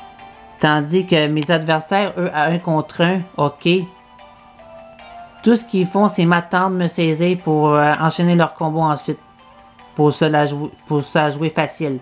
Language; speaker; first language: French; native; French